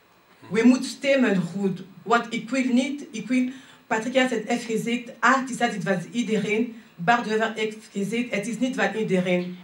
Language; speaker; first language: Dutch; non-native, learner; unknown